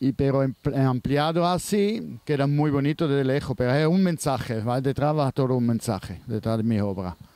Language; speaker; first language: Spanish; non-native, fluent; Swiss German